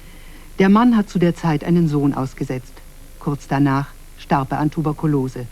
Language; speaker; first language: German; native; German